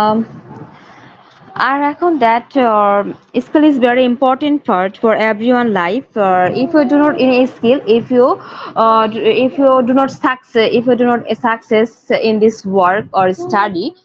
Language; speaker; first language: English; non-native, learner; Bangla